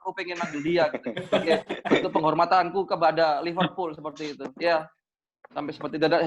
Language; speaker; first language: Indonesian; native; Indonesian